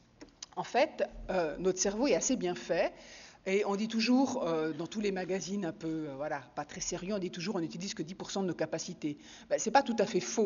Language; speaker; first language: French; native; French